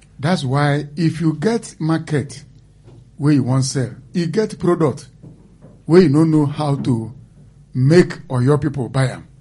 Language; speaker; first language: Nigerian Pidgin; non-native, local second language; Igbo